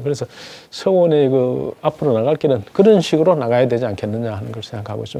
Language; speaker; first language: Korean; native; Korean